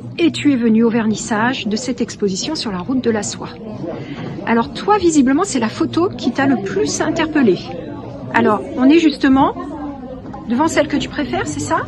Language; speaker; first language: French; native; French